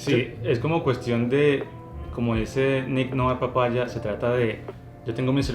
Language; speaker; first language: Spanish; native; Spanish